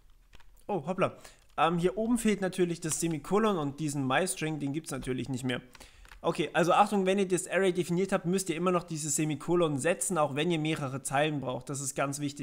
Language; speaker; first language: German; native; German